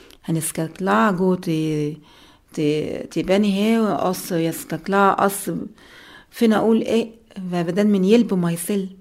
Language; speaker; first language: Danish; non-native, learner; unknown